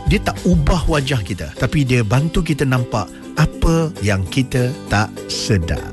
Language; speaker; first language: Malay; native; Malay